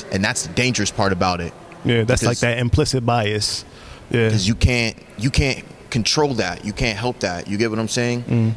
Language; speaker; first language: English; native; English